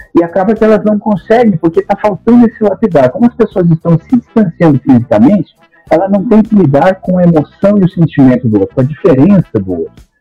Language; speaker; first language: Portuguese; native; Portuguese